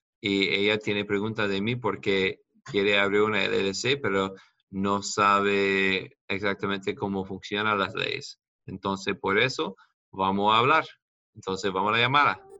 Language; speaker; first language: Spanish; non-native, fluent; English